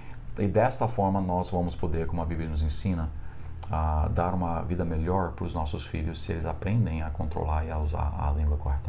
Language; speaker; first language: Portuguese; non-native, fluent; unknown